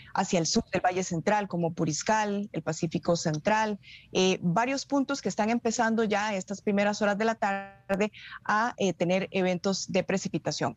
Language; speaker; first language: Spanish; native; Spanish